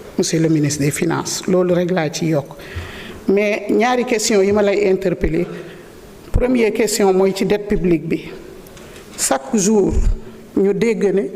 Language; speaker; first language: Wolof; non-native, local second language; Fula